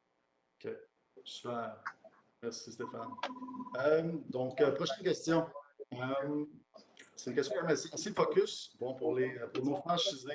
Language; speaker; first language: French; native; French